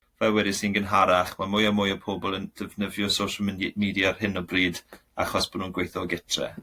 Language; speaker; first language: Welsh; non-native, local second language; English